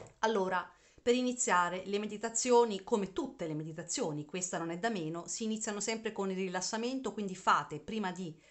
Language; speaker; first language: Italian; native; Italian